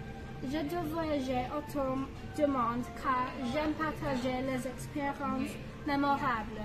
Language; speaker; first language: French; non-native, learner; English